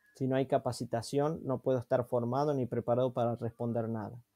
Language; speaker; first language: Spanish; native; Spanish